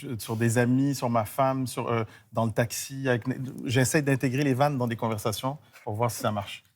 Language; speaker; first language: French; early bilingual, other home language; Haitian Creole